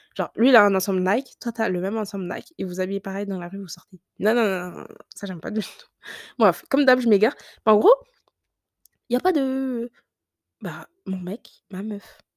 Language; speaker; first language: French; early bilingual, other home language; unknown